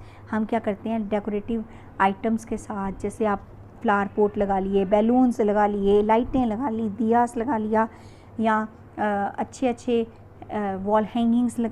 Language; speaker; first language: Hindi; native; Hindi